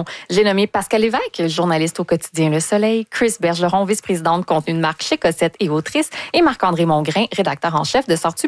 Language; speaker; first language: French; native; French